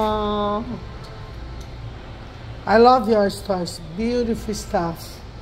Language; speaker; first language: English; non-native, learner; Portuguese